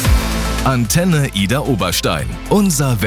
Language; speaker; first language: German; native; German